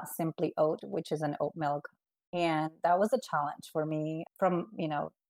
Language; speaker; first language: English; non-native, fluent; Spanish